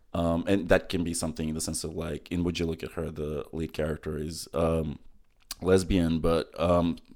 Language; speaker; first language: English; early bilingual, other home language; Macedonian